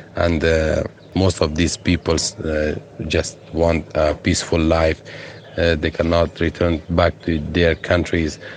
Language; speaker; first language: English; non-native, fluent; Persian